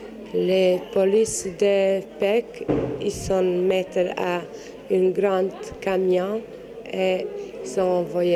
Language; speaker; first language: French; non-native, learner; Albanian